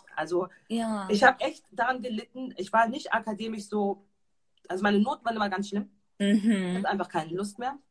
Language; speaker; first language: German; native; German